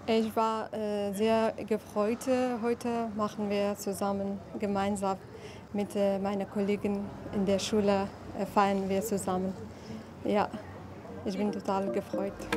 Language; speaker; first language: German; non-native, learner; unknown